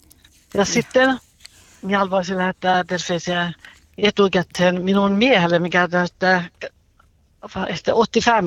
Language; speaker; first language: Finnish; non-native, local second language; Swedish